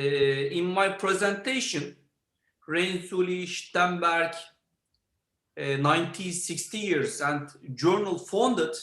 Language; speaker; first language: English; non-native, learner; Turkish